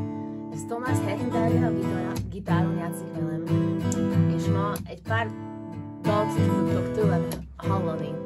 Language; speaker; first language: Hungarian; early bilingual, heritage; Hungarian